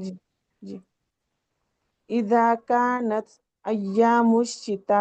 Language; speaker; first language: Arabic; non-native, learner; Urdu